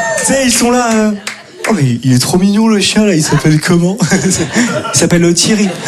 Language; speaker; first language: French; native; French